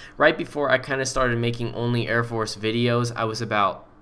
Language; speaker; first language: English; native; English